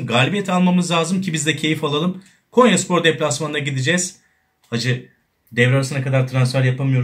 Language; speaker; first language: Turkish; native; Turkish